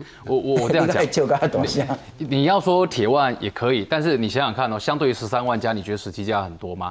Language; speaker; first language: Chinese; native; Chinese